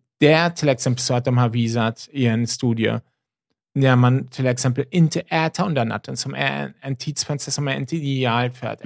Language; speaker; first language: Swedish; non-native, fluent; German